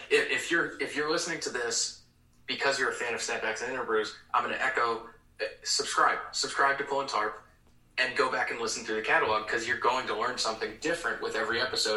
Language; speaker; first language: English; native; English